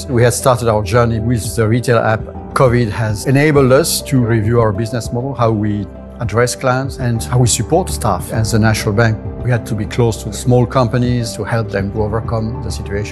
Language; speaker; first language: English; non-native, fluent; French